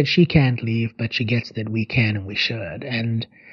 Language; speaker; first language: English; native; English